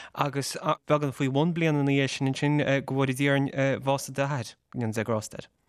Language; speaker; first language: Irish; native; Irish